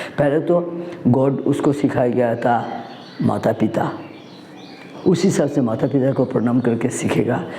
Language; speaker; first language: Hindi; non-native, local second language; Bangla